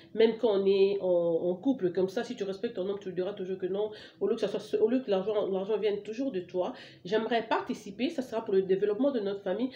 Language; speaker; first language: French; non-native, local second language; Lingala